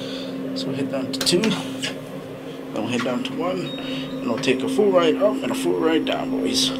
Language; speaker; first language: English; native; English